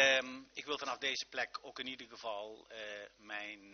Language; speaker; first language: Dutch; native; Dutch